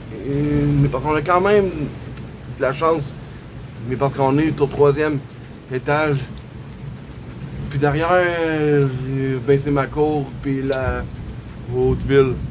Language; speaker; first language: French; native; French